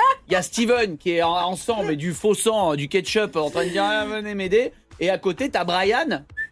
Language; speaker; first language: French; native; French